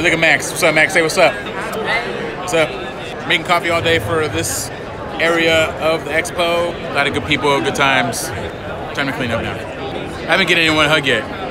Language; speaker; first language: English; early bilingual, other home language; Spanish